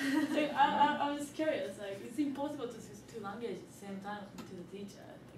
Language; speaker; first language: English; non-native, learner; Japanese